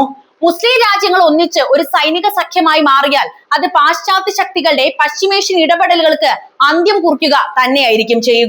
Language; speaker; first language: Malayalam; native; Malayalam